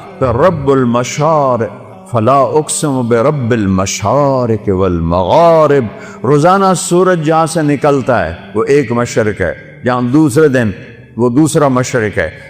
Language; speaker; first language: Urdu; non-native, local second language; Saraiki